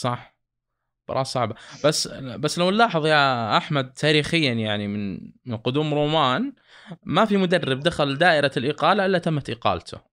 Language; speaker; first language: Arabic; native; Arabic